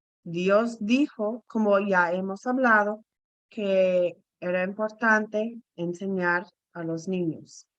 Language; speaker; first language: Spanish; non-native, fluent; English